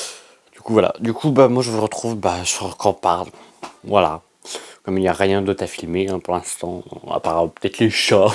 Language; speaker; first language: French; native; French